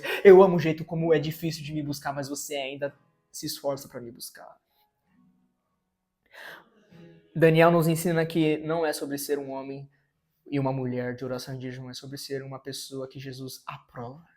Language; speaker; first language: Portuguese; native; Portuguese